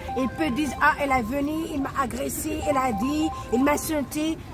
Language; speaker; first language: French; non-native, learner; Arabic